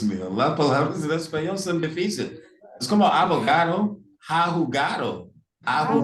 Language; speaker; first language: Spanish; non-native, fluent; English